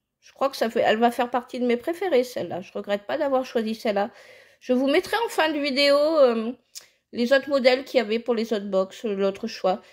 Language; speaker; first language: French; native; French